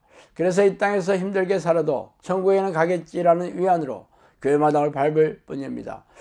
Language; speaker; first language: Korean; native; Korean